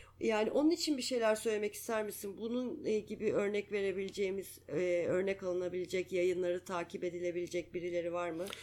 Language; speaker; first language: Turkish; native; Turkish